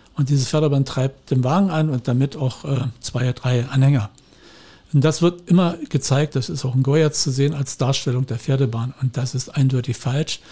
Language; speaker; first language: German; native; German